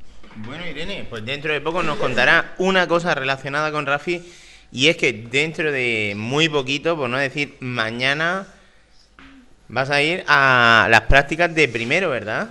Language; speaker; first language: Spanish; native; Spanish